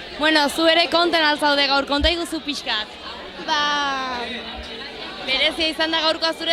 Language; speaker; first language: Basque; native; Basque